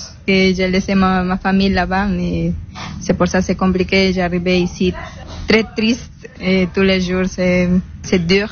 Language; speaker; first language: French; non-native, learner; Spanish